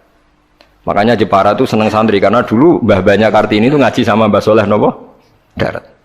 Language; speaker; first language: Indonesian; non-native, local second language; Javanese